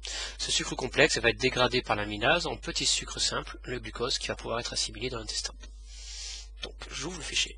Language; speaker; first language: French; native; French